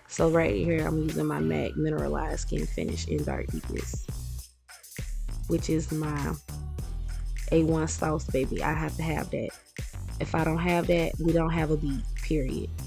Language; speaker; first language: English; native; English